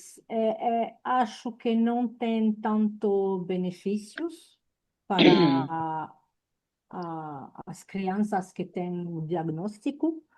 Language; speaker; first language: Portuguese; non-native, fluent; French